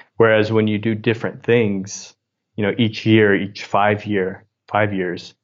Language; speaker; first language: English; native; English